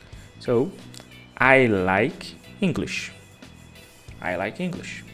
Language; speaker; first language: English; non-native, fluent; Portuguese